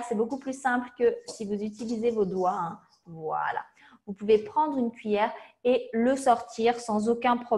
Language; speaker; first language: French; native; French